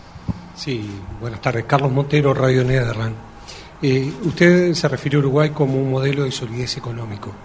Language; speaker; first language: Spanish; native; Spanish